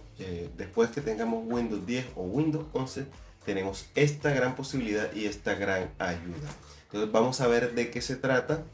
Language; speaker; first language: Spanish; native; Spanish